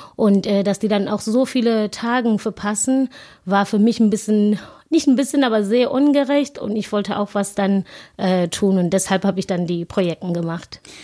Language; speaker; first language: German; non-native, fluent; Zulu